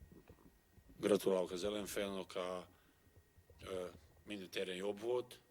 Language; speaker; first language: Hungarian; non-native, learner; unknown